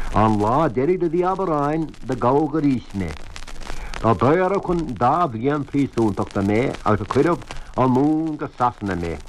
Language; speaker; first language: Irish; native; Irish